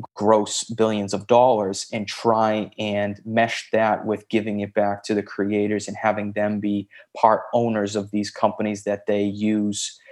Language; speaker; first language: English; native; English